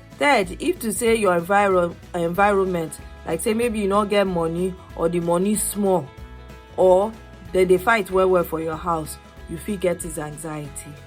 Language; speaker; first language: Nigerian Pidgin; non-native, local second language; Yoruba